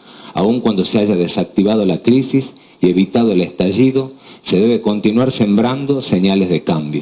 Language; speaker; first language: Spanish; native; Spanish